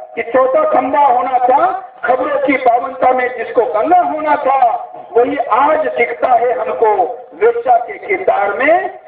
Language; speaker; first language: Hindi; non-native, local second language; Marathi